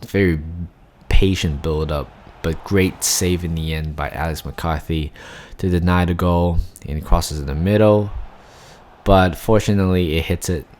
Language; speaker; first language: English; non-native, fluent; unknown